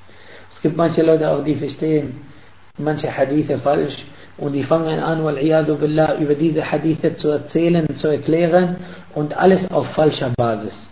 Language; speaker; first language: German; non-native, fluent; Arabic